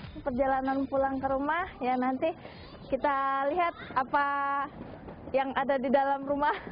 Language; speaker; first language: Indonesian; native; Indonesian